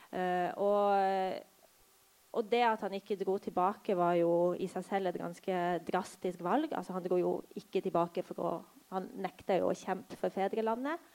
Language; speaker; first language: Norwegian; early bilingual, other home language; Polish